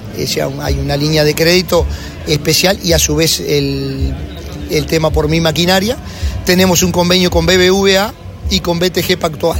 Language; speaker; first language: Spanish; native; Spanish